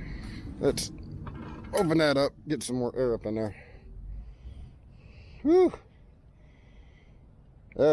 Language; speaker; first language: English; native; English